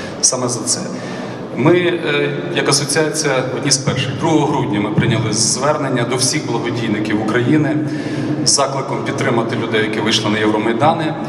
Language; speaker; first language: Ukrainian; native; Ukrainian